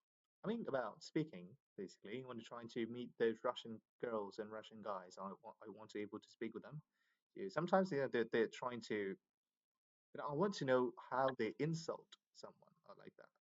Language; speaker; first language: English; non-native, fluent; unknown